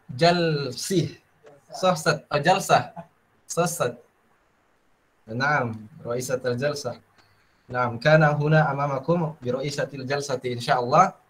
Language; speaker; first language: Arabic; non-native, learner; Indonesian